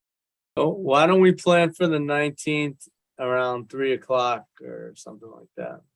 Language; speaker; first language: English; native; English